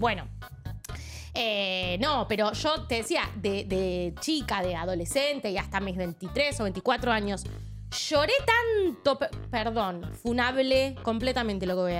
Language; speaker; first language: Spanish; native; Spanish